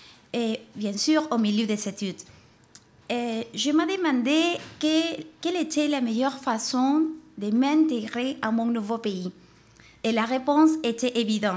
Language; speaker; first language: French; non-native, fluent; Spanish